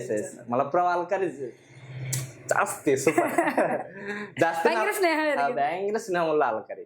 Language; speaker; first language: Malayalam; non-native, local second language; Bangla